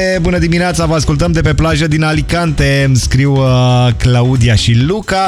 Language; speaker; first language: Romanian; native; Romanian